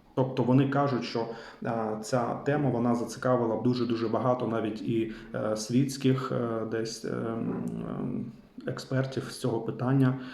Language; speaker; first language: Ukrainian; non-native, local second language; Russian